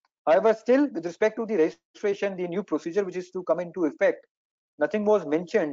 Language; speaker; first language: English; non-native, local second language; Hindi